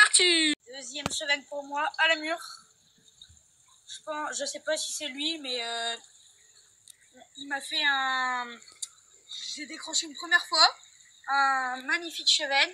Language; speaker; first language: French; native; French